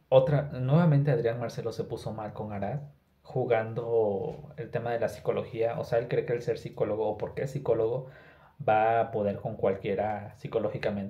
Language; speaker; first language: Spanish; native; Spanish